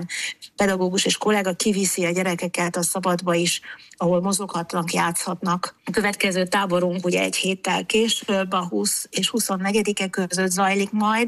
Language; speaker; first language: Hungarian; native; Hungarian